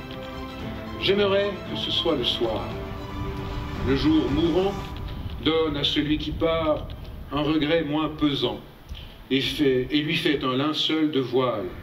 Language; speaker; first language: French; native; French